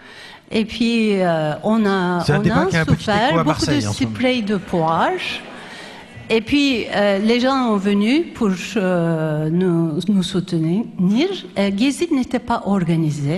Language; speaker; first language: French; non-native, fluent; Turkish